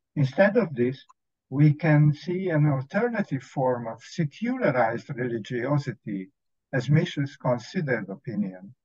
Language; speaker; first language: English; non-native, fluent; Hungarian